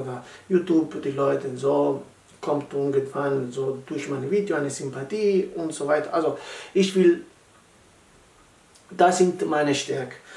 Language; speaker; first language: German; non-native, learner; Italian